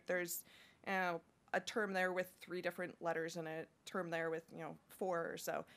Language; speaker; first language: English; native; English